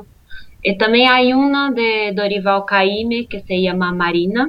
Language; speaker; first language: Spanish; non-native, fluent; Portuguese